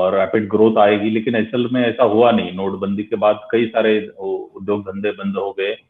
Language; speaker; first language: Hindi; non-native, local second language; Marathi